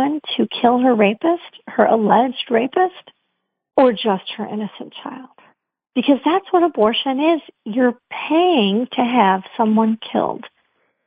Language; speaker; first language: English; native; English